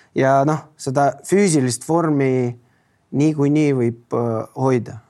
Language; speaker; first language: Estonian; non-native, local second language; Russian